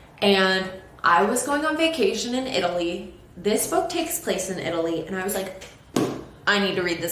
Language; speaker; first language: English; native; English